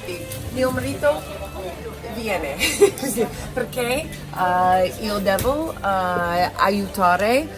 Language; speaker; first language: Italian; non-native, learner; English